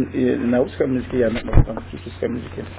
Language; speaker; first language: Russian; non-native, learner; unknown